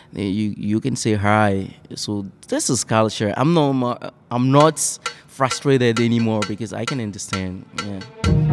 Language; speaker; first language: English; non-native, fluent; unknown